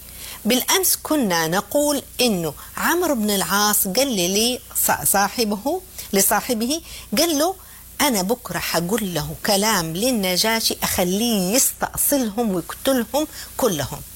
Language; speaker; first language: Arabic; native; Arabic